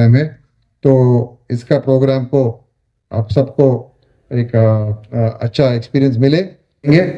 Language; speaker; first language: Hindi; non-native, local second language; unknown